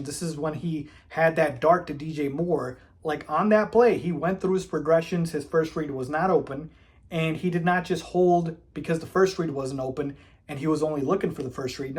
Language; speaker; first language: English; native; English